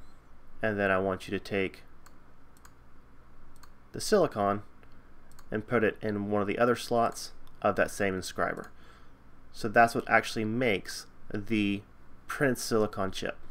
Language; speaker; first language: English; native; English